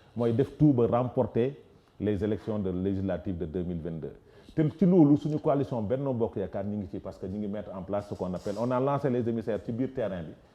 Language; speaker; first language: Wolof; native; Wolof